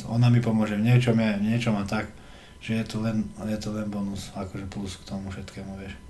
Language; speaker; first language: Slovak; early bilingual, heritage; Slovak